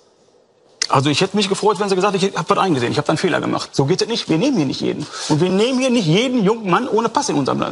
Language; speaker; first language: German; native; German